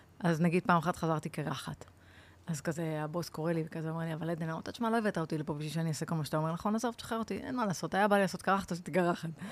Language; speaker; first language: Hebrew; native; Hebrew